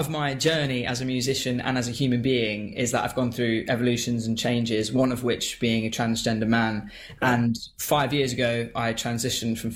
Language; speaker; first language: English; native; English